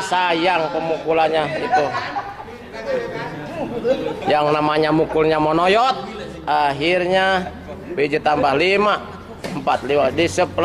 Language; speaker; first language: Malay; non-native, local second language; Javanese